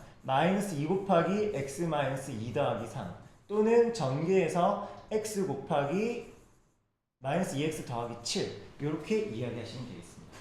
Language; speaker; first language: Korean; native; Korean